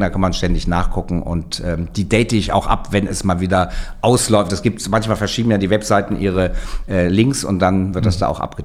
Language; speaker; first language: German; native; German